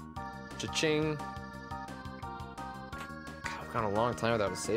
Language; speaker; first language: English; native; English